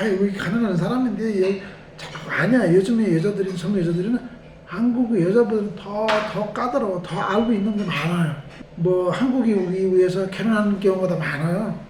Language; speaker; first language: Korean; non-native, fluent; Nepali